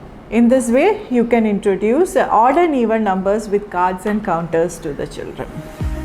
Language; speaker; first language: English; non-native, local second language; Malayalam